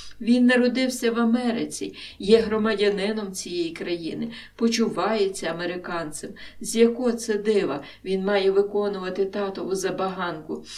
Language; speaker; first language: Ukrainian; native; Ukrainian